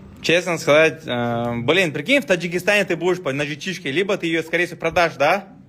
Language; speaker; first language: Russian; native; Russian